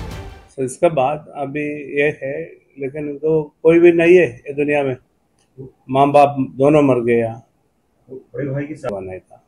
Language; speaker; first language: Hindi; non-native, local second language; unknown